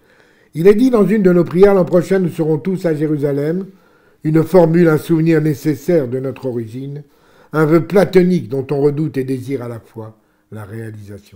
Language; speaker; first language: French; native; French